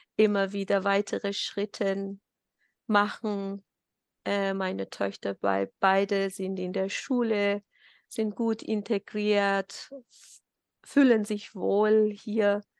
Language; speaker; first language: German; non-native, fluent; Persian